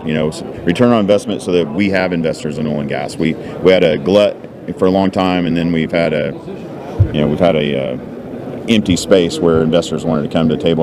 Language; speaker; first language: English; native; English